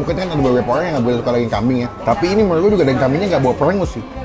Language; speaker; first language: Indonesian; native; Indonesian